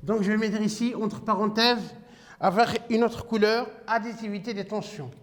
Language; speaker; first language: French; non-native, local second language; Arabic